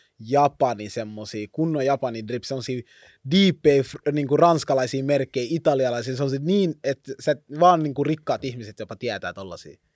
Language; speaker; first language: Finnish; early bilingual, other home language; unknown